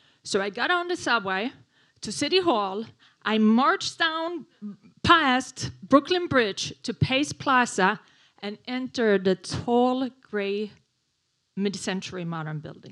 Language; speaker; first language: English; non-native, fluent; Swedish